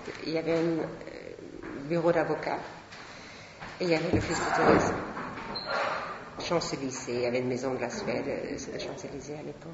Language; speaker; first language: French; non-native, fluent; Swedish